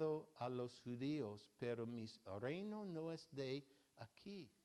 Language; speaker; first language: Spanish; non-native, fluent; English